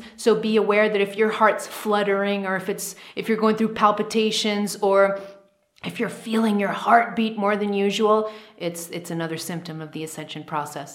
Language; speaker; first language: English; native; English